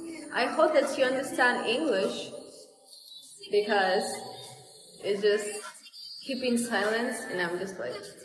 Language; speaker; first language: English; non-native, fluent; Russian